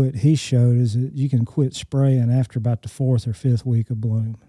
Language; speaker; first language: English; native; English